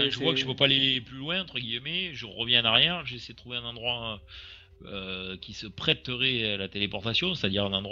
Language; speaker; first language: French; native; French